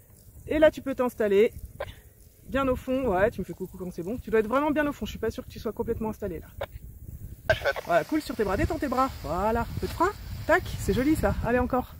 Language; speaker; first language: French; native; French